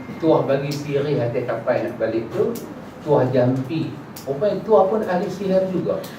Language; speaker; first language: Malay; native; Malay